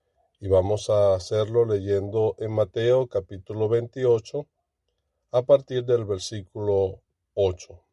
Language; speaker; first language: Spanish; native; Spanish